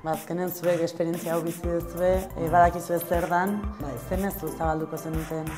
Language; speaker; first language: Basque; native; Basque